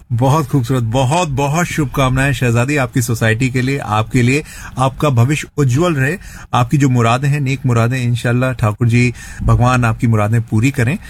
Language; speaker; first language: Hindi; native; Hindi